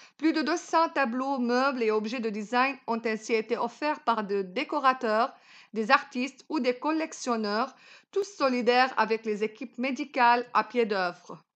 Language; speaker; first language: French; non-native, local second language; Arabic